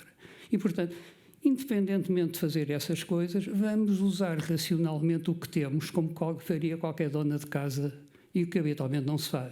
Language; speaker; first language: Portuguese; native; Portuguese